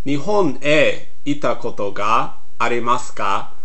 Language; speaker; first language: Japanese; non-native, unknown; English